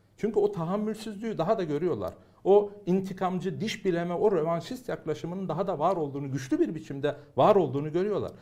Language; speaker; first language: Turkish; early bilingual, heritage; Turkish